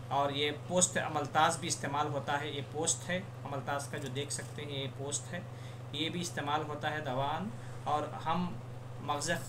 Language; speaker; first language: Urdu; native; Urdu